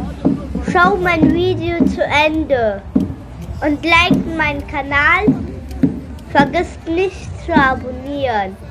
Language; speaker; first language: German; non-native, learner; Tajik